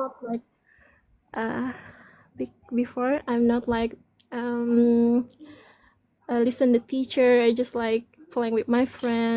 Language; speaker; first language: English; non-native, learner; Indonesian